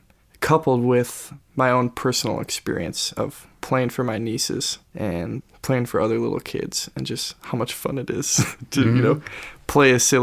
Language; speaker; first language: English; native; English